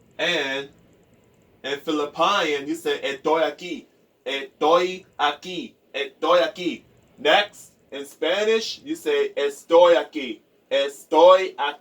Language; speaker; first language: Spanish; non-native, learner; English